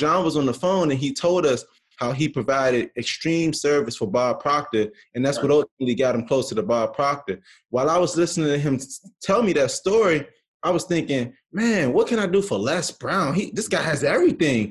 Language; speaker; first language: English; native; English